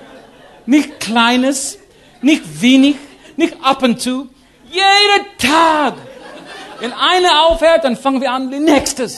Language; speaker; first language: German; non-native, learner; English